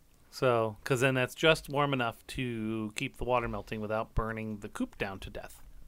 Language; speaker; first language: English; native; English